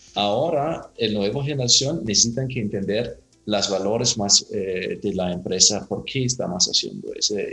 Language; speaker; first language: Spanish; non-native, learner; Danish